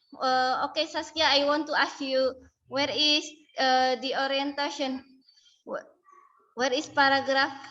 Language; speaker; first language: English; non-native, learner; Indonesian